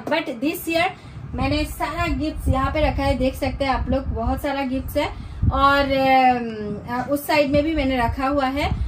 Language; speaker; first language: Hindi; non-native, local second language; Bangla